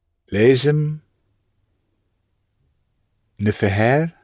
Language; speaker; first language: Arabic; non-native, learner; English